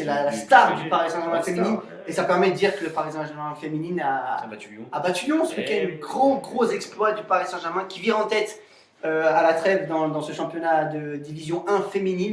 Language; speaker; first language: French; native; French